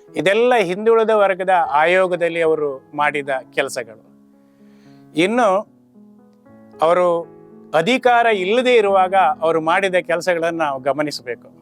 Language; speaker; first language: Kannada; native; Kannada